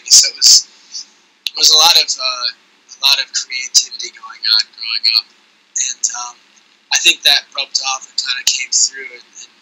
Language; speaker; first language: English; native; English